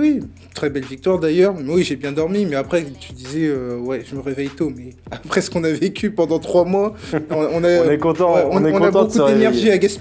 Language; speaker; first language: French; native; French